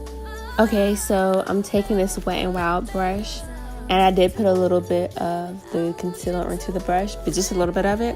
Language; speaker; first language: English; native; English